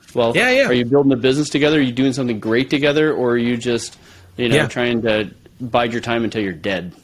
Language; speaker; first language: English; native; English